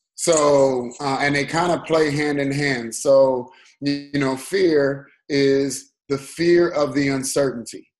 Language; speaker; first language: English; native; English